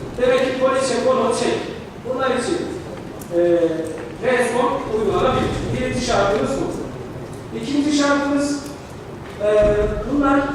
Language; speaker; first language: Turkish; native; Turkish